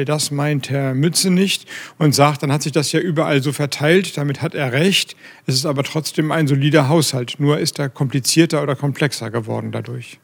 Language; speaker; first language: German; native; German